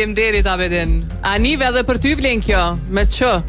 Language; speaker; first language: Albanian; native; Albanian